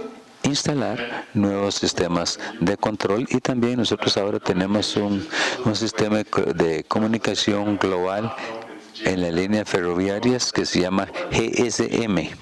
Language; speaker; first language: Spanish; non-native, fluent; German